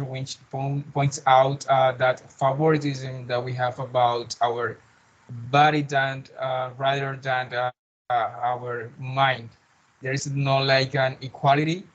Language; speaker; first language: English; non-native, fluent; Spanish